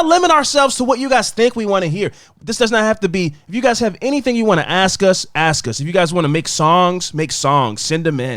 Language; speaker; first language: English; native; English